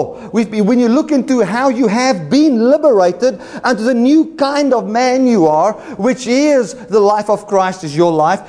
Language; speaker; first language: English; non-native, local second language; Afrikaans